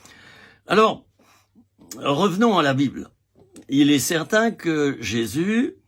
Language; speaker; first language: French; native; French